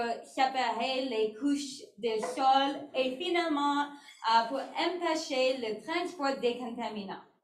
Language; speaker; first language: French; non-native, learner; English